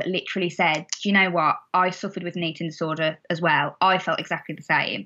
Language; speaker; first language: English; native; English